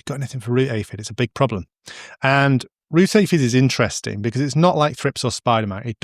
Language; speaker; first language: English; native; English